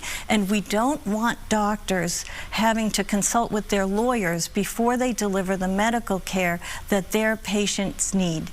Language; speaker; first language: English; native; English